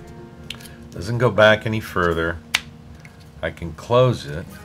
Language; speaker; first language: English; native; English